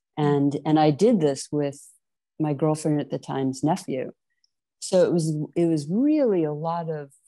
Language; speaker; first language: English; native; English